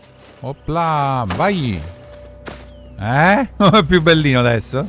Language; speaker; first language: Italian; native; Italian